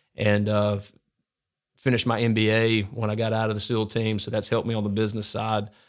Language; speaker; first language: English; native; English